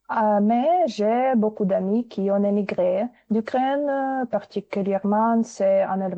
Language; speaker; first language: French; non-native, fluent; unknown